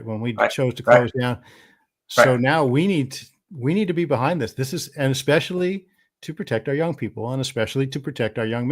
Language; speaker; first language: English; native; English